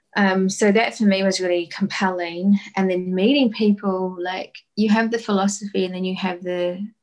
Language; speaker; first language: English; native; English